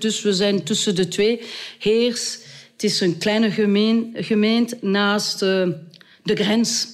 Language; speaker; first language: Dutch; non-native, local second language; French